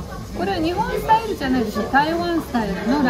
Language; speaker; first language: Japanese; non-native, fluent; Romanian